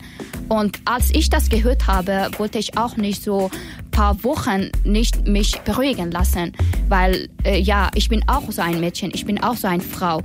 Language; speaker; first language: German; non-native, learner; Persian